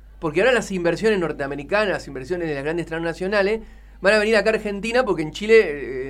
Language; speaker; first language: Spanish; native; Spanish